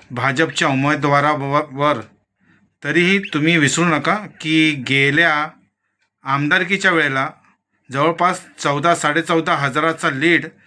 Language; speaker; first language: Marathi; native; Marathi